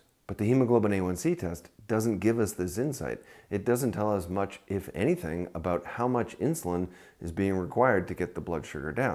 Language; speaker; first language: English; native; English